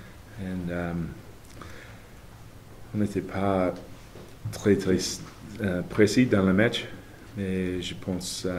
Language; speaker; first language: French; non-native, fluent; English